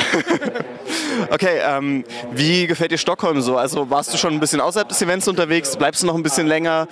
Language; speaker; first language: German; native; German